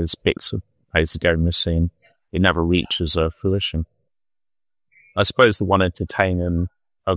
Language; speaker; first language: English; native; English